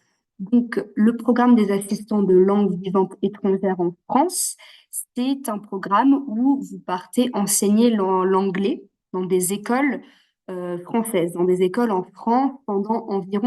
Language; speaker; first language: French; native; French